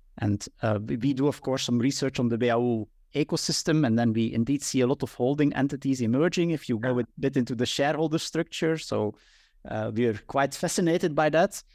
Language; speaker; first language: English; non-native, fluent; Dutch